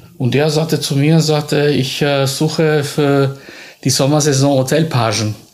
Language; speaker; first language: German; non-native, fluent; Italian